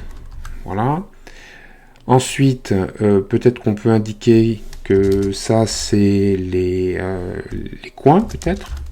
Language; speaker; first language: French; native; French